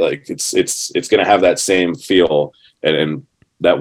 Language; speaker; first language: English; native; English